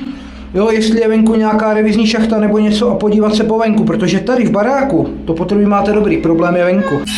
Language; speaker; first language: Czech; native; Czech